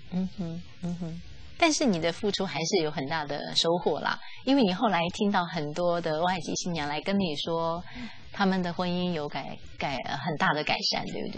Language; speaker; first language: Chinese; native; Chinese